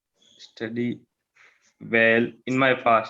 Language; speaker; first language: English; non-native, learner; Hindi